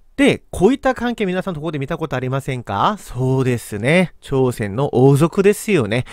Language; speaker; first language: Japanese; non-native, fluent; Korean